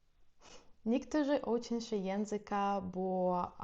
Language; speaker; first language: Polish; non-native, fluent; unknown